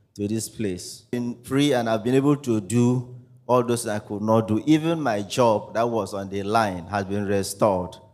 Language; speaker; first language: English; non-native, local second language; Ibibio